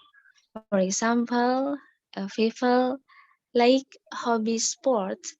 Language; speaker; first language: English; non-native, learner; Indonesian